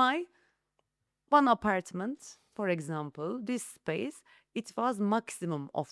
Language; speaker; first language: English; non-native, learner; Turkish